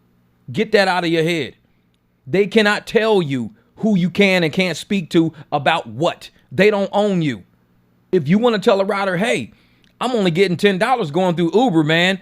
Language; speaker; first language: English; native; English